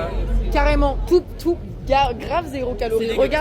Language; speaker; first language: French; native; French